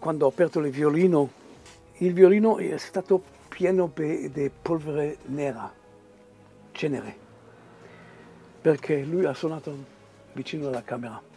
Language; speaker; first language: Italian; non-native, fluent; Hebrew